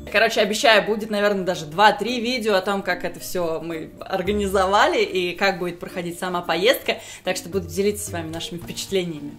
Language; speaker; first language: Russian; native; Russian